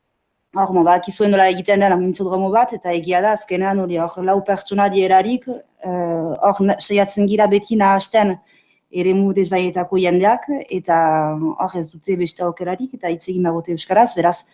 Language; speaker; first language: Basque; native; Basque